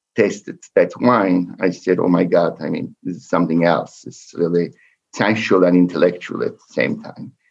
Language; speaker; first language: English; non-native, fluent; Turkish